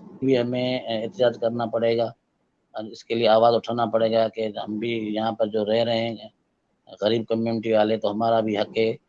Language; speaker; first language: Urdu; non-native, local second language; Sindhi